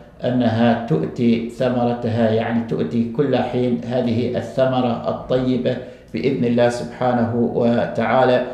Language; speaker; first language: Arabic; native; Arabic